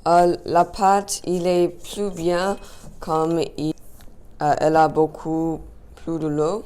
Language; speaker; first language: French; non-native, learner; English